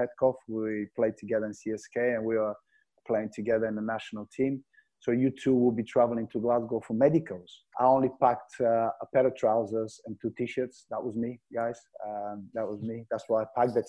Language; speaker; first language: English; non-native, fluent; Bulgarian